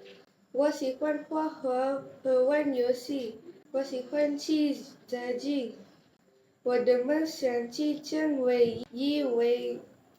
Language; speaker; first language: Chinese; non-native, learner; Malay